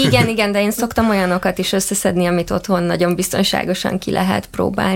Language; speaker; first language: Hungarian; native; Hungarian